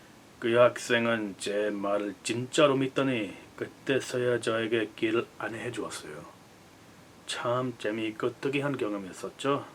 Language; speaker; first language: Korean; non-native, fluent; English